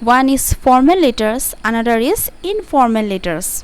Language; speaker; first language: English; non-native, local second language; Assamese